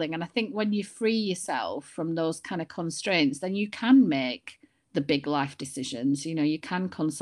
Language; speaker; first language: English; native; English